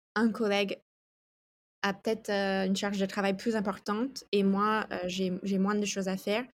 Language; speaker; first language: French; non-native, fluent; English